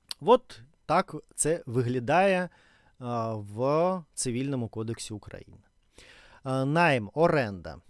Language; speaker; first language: Ukrainian; non-native, learner; Russian